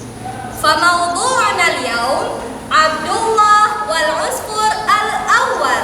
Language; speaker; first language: Arabic; non-native, fluent; Indonesian